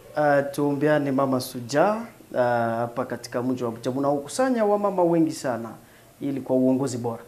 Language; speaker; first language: Swahili; non-native, local second language; Nande